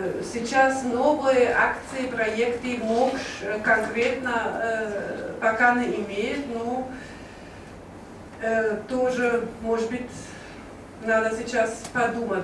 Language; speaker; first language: Russian; non-native, learner; German